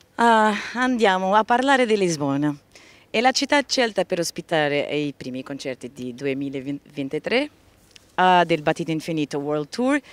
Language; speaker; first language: Italian; non-native, learner; Portuguese